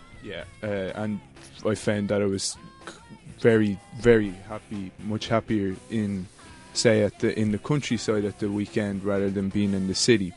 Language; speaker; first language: English; native; English